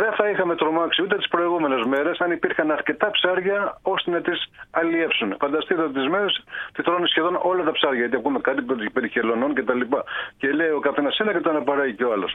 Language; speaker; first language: Greek; native; Greek